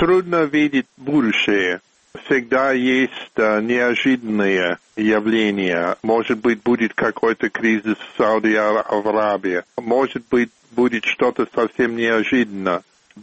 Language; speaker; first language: Russian; non-native, fluent; English